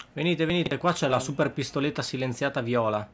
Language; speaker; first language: Italian; native; Italian